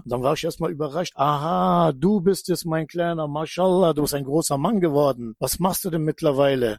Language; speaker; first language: German; non-native, fluent; Turkish